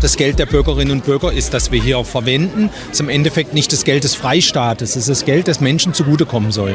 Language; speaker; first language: German; native; German